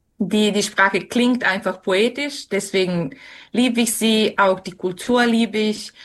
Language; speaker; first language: German; non-native, fluent; Serbian